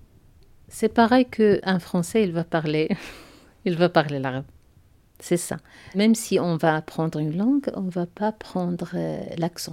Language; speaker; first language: French; non-native, learner; Arabic